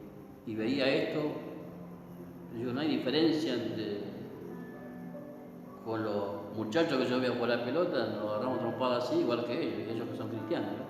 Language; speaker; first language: Spanish; native; Spanish